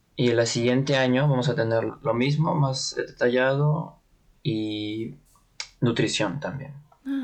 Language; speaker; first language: Spanish; native; Spanish